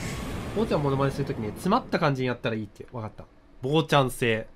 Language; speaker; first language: Japanese; native; Japanese